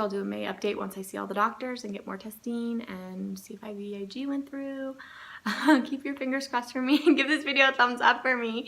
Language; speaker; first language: English; native; English